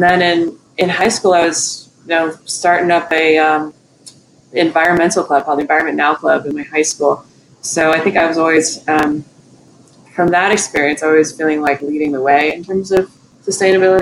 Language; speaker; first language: English; native; English